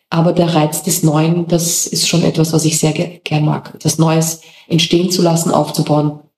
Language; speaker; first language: German; native; German